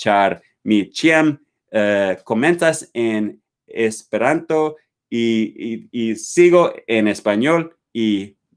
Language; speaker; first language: Spanish; non-native, learner; English